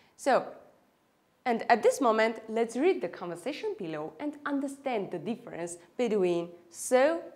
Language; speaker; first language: English; non-native, fluent; Armenian